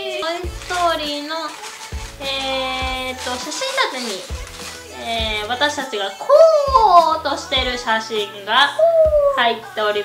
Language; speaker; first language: Japanese; native; Japanese